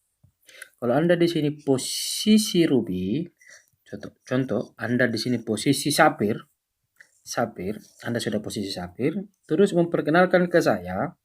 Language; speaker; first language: Indonesian; native; Indonesian